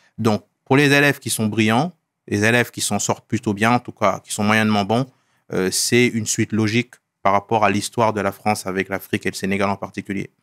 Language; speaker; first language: French; non-native, local second language; Wolof